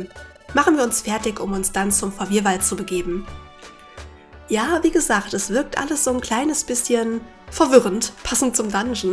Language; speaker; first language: German; native; German